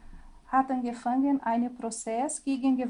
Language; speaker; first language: German; non-native, learner; Portuguese